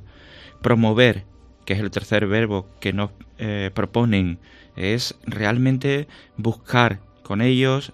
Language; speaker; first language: Spanish; native; Spanish